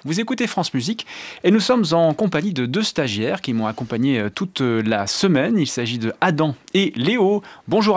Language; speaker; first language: French; native; French